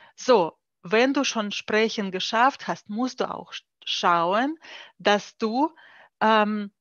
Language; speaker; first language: German; non-native, fluent; Russian